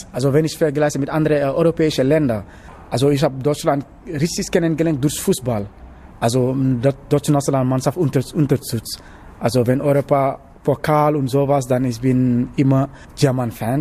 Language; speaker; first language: German; non-native, learner; Wolof